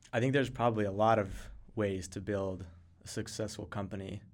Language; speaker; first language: English; native; English